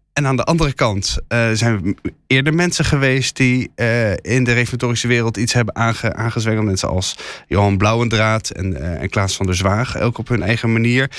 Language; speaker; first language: Dutch; native; Dutch